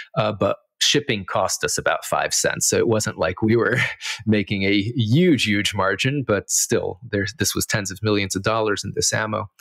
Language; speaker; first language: English; native; English